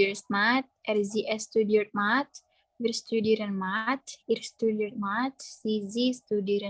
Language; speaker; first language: German; non-native, learner; Indonesian